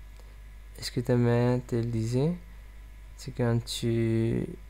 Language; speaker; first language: French; non-native, learner; English